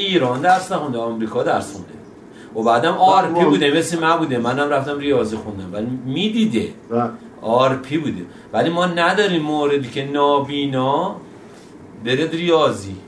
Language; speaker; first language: Persian; native; Persian